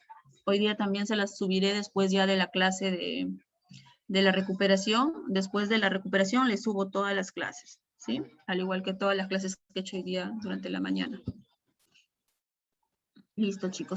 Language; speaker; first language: Spanish; native; Spanish